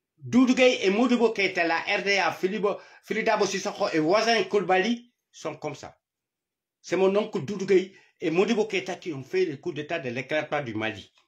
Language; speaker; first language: French; non-native, local second language; Wolof